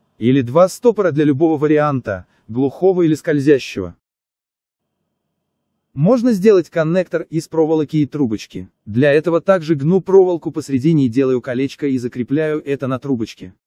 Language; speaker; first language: Russian; native; Russian